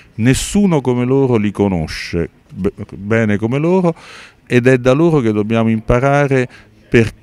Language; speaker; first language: Italian; native; Italian